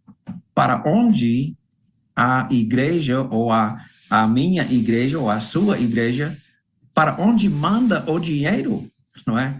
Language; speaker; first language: Portuguese; non-native, fluent; English